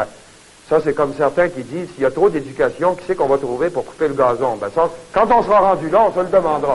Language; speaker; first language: French; native; French